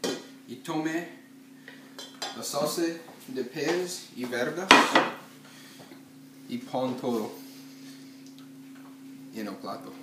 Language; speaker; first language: Spanish; non-native, learner; English